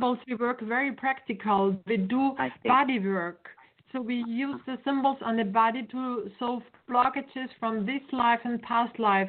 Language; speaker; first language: English; non-native, fluent; German